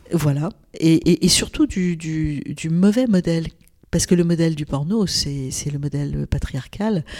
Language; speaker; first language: French; non-native, local second language; Arabic